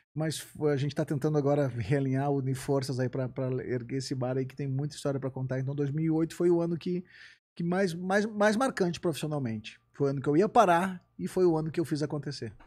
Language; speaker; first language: Portuguese; native; Portuguese